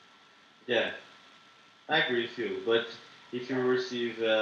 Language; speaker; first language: English; non-native, learner; Portuguese